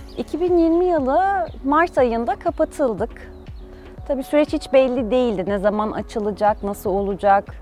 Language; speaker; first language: Turkish; early bilingual, heritage; Turkish